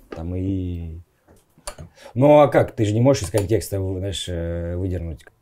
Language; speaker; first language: Russian; native; Russian